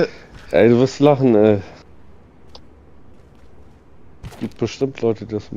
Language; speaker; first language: German; native; German